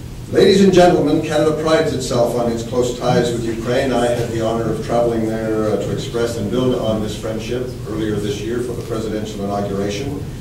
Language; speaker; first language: English; native; English